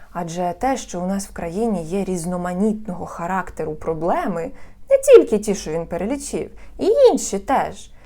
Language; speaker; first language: Ukrainian; non-native, local second language; Russian